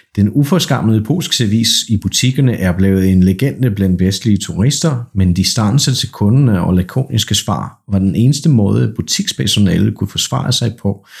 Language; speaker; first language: Danish; non-native, fluent; Polish